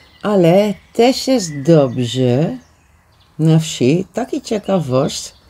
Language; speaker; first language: Polish; non-native, learner; Dutch